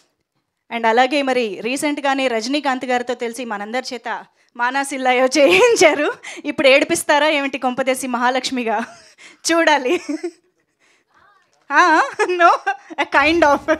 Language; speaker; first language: Telugu; native; Telugu